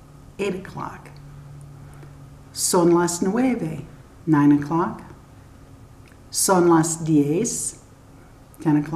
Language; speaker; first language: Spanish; non-native, fluent; English